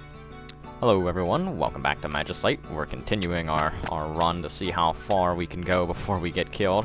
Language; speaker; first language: English; native; English